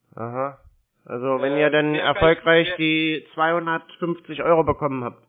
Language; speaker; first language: German; native; German